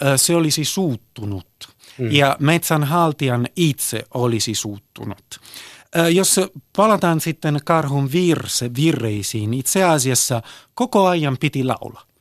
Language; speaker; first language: Finnish; early bilingual, heritage; Italian